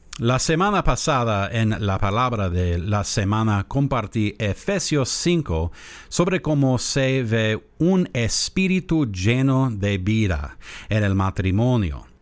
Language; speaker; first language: Spanish; non-native, learner; English